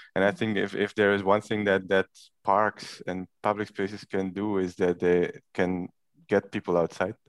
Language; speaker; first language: English; non-native, fluent; Dutch